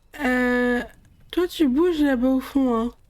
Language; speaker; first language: French; native; French